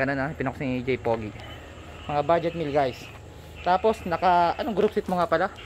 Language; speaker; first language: Filipino; native; Filipino